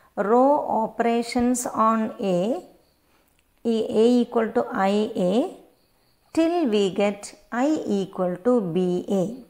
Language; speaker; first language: English; non-native, local second language; Malayalam